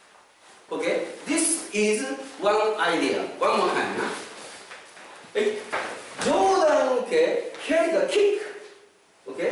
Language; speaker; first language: English; non-native, fluent; Japanese